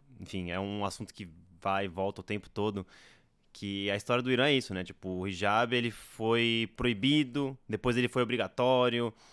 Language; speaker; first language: Portuguese; native; Portuguese